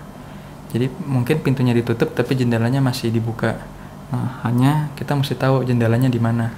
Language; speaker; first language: Indonesian; native; Indonesian